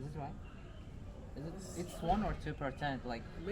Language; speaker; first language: English; non-native, fluent; Uzbek